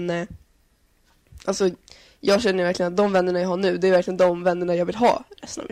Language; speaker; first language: Swedish; native; Swedish